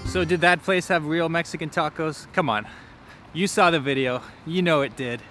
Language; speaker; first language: English; native; English